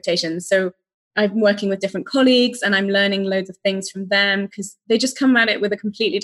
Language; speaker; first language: English; native; English